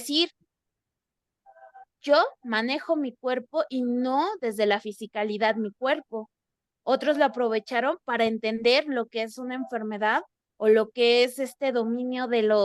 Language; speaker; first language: Spanish; native; Spanish